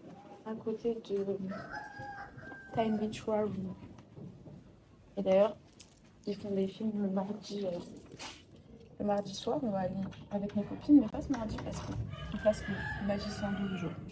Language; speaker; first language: French; native; French